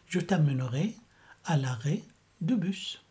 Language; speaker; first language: French; non-native, fluent; Arabic